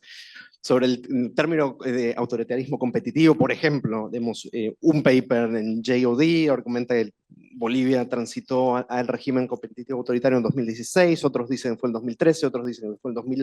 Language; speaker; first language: Spanish; native; Spanish